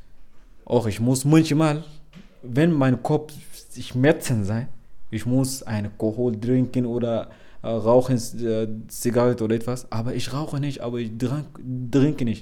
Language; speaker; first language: German; non-native, learner; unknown